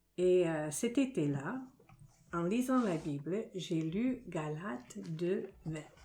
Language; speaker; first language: French; non-native, fluent; English